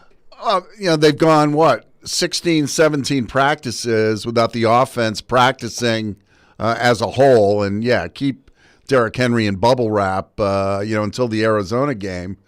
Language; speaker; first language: English; native; English